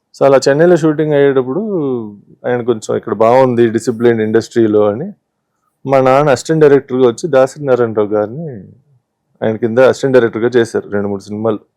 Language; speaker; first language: Telugu; native; Telugu